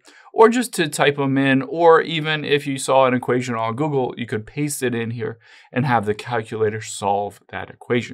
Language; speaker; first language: English; native; English